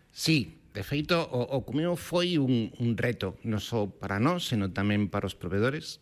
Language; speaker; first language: Galician; non-native, local second language; Spanish